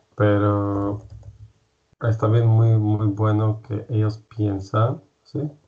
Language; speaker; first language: Spanish; non-native, fluent; Polish